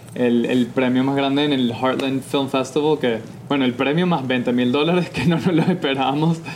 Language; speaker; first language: Spanish; native; Spanish